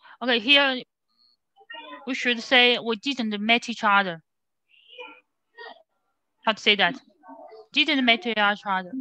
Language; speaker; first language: English; non-native, learner; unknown